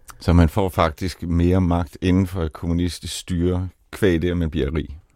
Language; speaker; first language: Danish; native; Danish